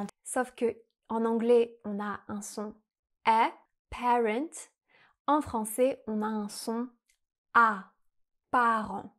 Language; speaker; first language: French; native; French